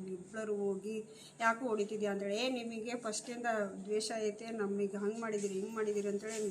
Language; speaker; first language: Kannada; non-native, local second language; Lambadi